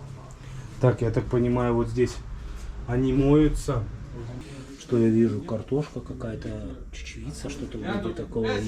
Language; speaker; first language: Russian; native; Russian